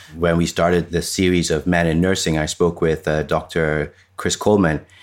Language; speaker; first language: English; non-native, fluent; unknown